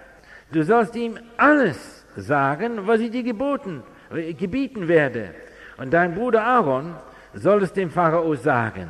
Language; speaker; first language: German; non-native, fluent; English